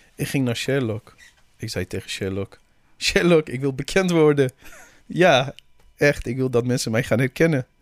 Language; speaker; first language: Dutch; early bilingual, other home language; Persian